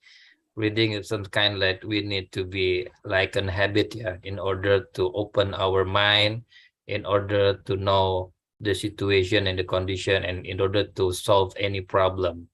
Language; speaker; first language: English; non-native, learner; Indonesian